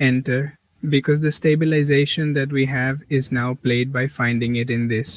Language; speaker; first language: English; non-native, learner; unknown